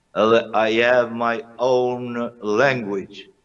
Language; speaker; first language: English; non-native, learner; Albanian